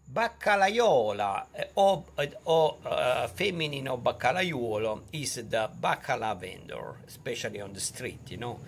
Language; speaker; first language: English; non-native, fluent; Italian